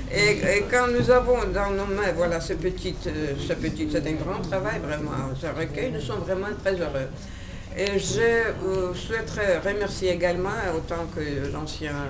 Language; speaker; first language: French; non-native, fluent; Georgian